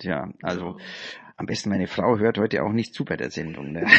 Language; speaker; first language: German; native; German